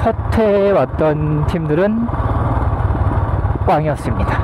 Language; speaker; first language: Korean; native; Korean